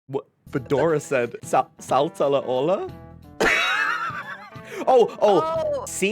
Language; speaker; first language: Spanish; non-native, learner; English